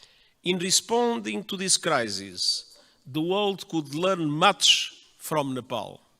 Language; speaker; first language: English; non-native, fluent; Portuguese